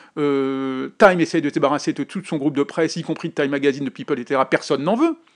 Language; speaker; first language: French; native; French